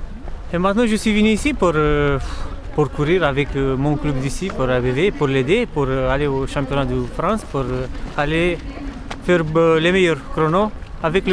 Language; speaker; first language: French; non-native, learner; Romanian